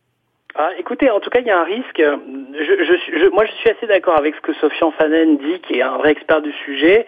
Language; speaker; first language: French; native; French